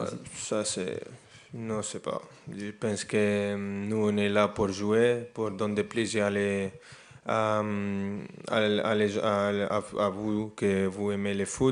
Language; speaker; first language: French; non-native, fluent; Spanish